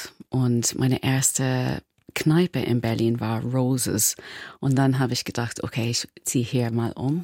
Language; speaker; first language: German; non-native, learner; English